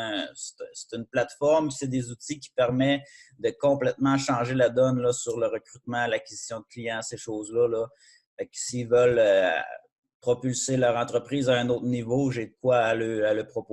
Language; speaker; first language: French; native; French